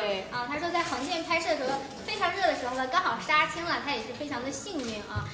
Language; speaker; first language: Chinese; native; Chinese